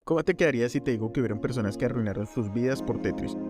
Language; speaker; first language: Spanish; native; Spanish